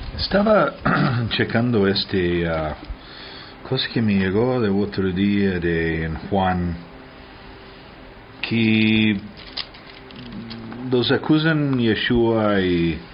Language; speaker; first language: Spanish; early bilingual, heritage; Spanish